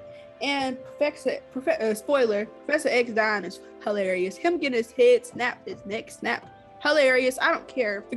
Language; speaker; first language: English; native; English